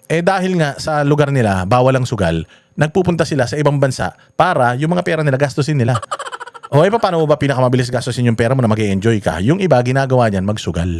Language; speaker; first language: Filipino; native; Filipino